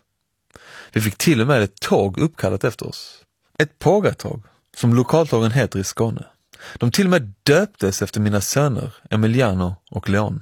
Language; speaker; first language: Swedish; early bilingual, other home language; Persian